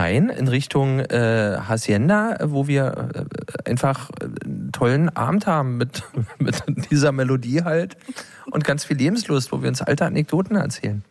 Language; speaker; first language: German; native; German